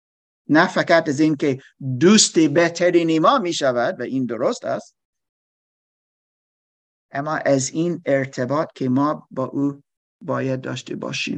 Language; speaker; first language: Persian; non-native, fluent; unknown